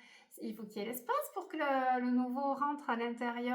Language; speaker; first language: French; native; French